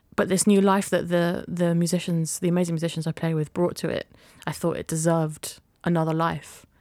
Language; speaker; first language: English; native; English